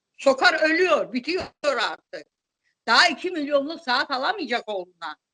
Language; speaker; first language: Turkish; non-native, fluent; Azerbaijani